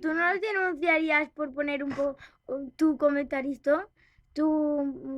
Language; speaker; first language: Spanish; native; Spanish